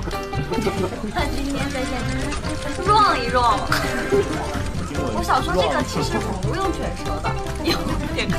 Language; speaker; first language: Chinese; native; Chinese